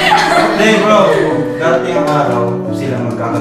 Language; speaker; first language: Filipino; native; Filipino